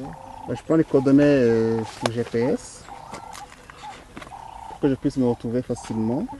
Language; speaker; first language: French; non-native, local second language; Kinyarwanda